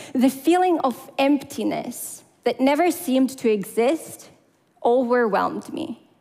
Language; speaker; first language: English; non-native, fluent; Russian